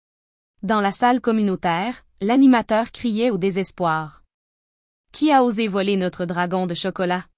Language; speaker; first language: French; native; French